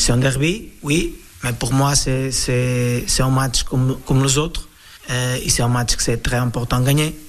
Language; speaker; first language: French; non-native, fluent; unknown